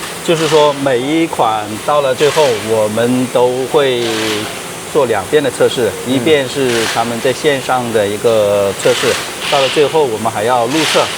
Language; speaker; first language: Chinese; native; Chinese